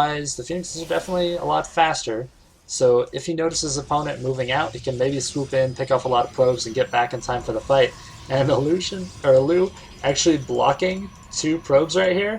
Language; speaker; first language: English; native; English